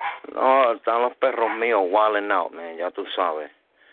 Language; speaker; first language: Spanish; early bilingual, heritage; Spanish